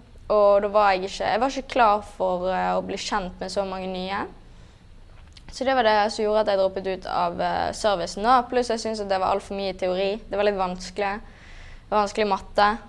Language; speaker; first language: Norwegian; native; Norwegian